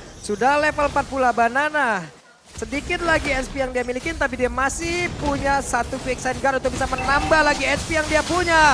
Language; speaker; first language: Indonesian; native; Indonesian